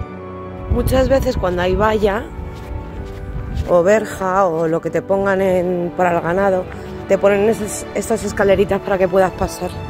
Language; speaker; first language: Spanish; native; Spanish